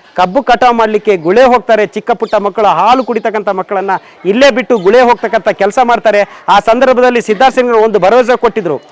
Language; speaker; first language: Kannada; non-native, local second language; Lambadi